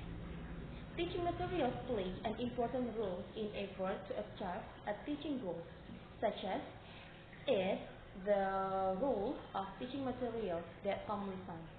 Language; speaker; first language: English; non-native, learner; Indonesian